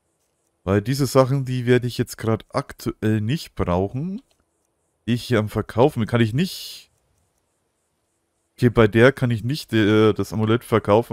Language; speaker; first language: German; native; German